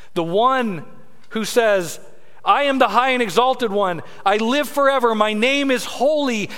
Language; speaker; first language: English; native; English